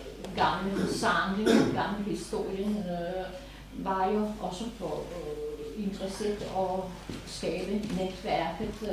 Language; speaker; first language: Danish; non-native, fluent; Serbian